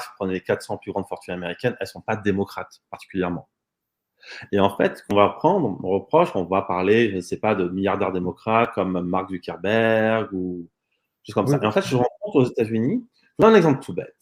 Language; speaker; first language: French; native; French